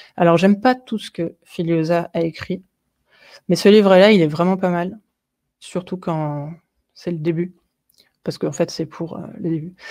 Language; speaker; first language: French; native; French